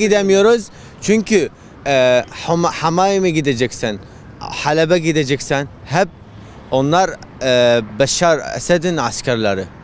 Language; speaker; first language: Turkish; non-native, fluent; Arabic